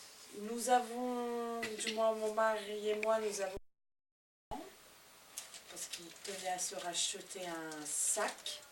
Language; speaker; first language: French; native; French